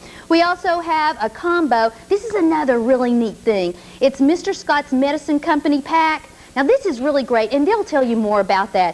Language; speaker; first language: English; native; English